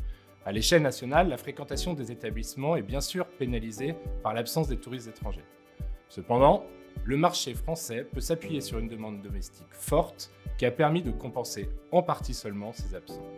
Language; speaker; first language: French; native; French